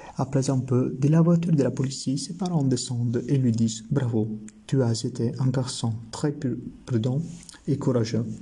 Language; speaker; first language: French; non-native, learner; Italian